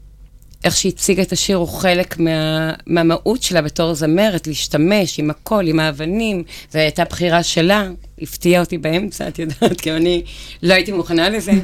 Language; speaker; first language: Hebrew; native; Hebrew